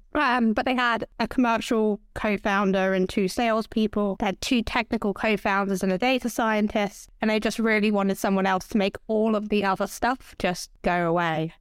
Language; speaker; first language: English; native; English